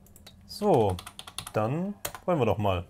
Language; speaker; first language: German; native; German